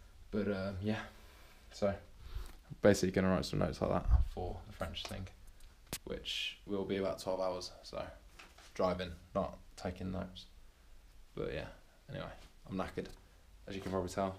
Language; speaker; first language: English; native; English